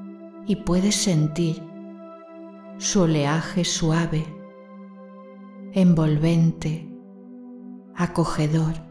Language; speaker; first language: Spanish; native; Spanish